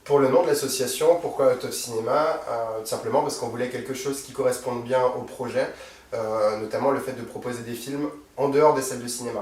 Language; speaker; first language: French; native; French